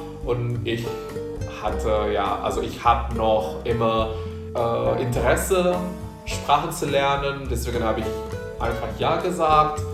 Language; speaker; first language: German; non-native, fluent; Indonesian